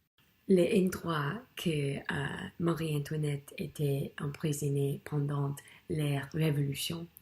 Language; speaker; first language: French; non-native, learner; English